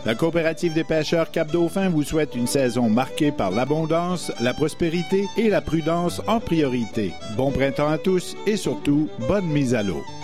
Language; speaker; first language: French; native; French